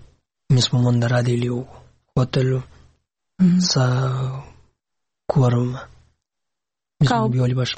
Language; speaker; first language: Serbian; non-native, learner; Pashto